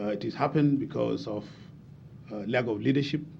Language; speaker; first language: English; non-native, fluent; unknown